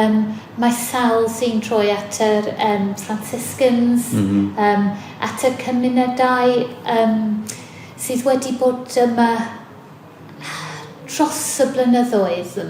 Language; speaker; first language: Welsh; non-native, fluent; English